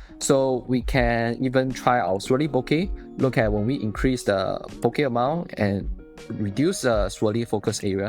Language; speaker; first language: English; non-native, fluent; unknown